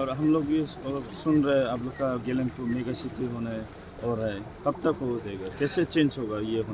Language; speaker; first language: Hindi; non-native, local second language; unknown